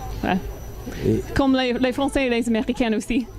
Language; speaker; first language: French; non-native, learner; English